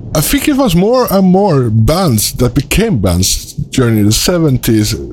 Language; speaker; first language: English; non-native, fluent; Swedish